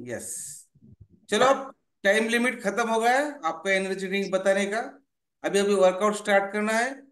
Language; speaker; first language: Hindi; non-native, local second language; Marathi